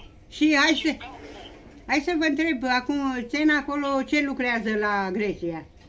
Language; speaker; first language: Romanian; early bilingual, other home language; Bulgarian